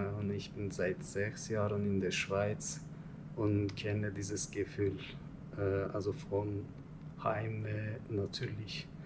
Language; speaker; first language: German; non-native, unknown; Turkish